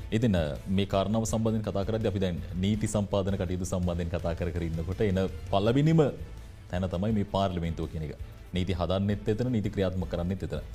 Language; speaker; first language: Sinhala; native; Sinhala